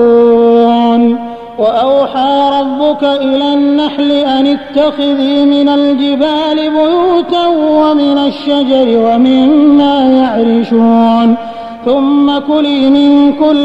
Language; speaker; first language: Arabic; native; Arabic